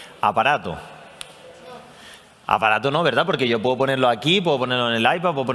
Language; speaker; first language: Spanish; native; Spanish